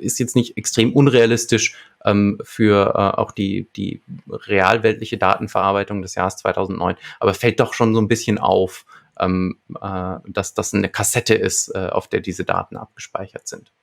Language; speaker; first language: German; native; German